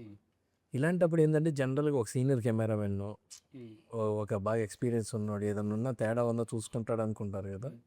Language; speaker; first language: Telugu; native; Telugu